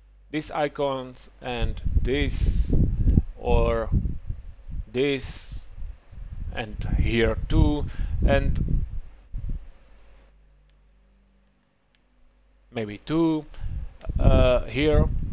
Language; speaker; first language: English; non-native, learner; Czech